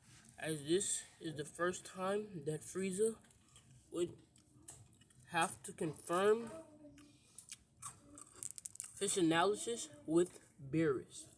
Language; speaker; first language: English; native; English